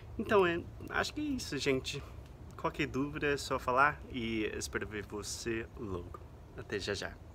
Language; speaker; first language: Portuguese; non-native, fluent; English